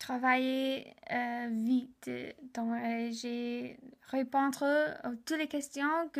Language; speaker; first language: French; non-native, learner; English